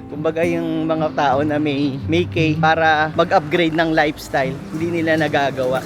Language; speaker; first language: Filipino; native; Filipino